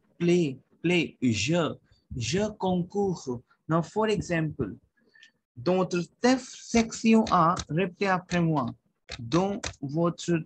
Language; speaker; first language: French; non-native, fluent; Hindi